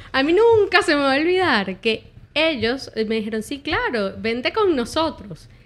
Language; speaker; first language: Spanish; native; Spanish